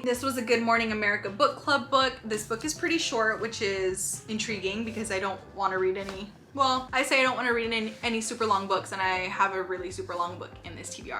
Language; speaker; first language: English; native; English